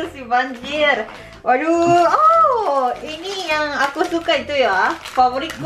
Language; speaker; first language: Indonesian; non-native, learner; Japanese